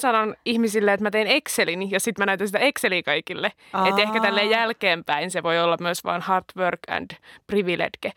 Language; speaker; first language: Finnish; native; Finnish